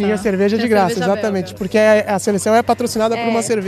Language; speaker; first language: Portuguese; native; Portuguese